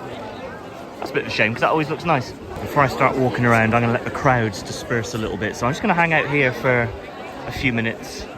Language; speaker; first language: English; native; English